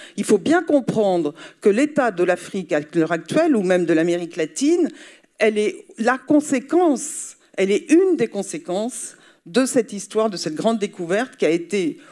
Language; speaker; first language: French; native; French